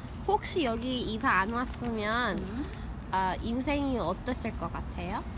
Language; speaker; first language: Korean; early bilingual, heritage; English